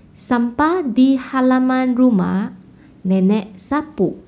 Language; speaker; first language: Malay; non-native, local second language; Chinese